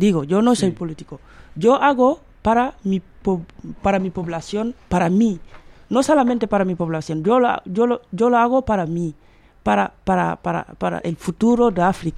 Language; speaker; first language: Spanish; non-native, fluent; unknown